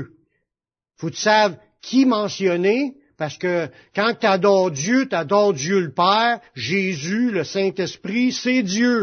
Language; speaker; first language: French; native; French